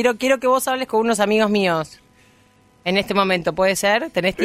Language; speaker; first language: Spanish; native; Spanish